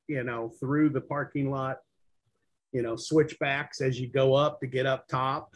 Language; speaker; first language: English; native; English